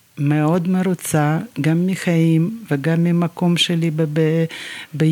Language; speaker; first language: Hebrew; non-native, fluent; Russian